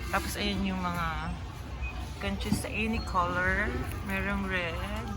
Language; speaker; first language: Filipino; native; Filipino